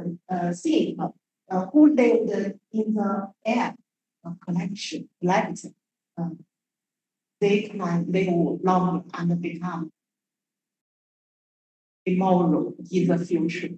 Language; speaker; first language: English; non-native, learner; Chinese